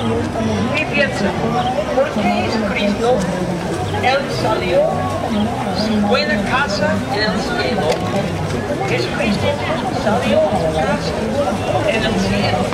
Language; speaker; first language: Spanish; non-native, learner; English